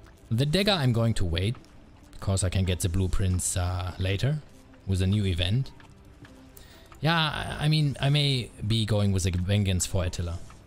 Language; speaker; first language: English; non-native, fluent; German